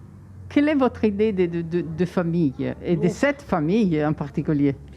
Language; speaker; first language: French; non-native, fluent; Italian